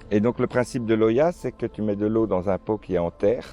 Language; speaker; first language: French; native; French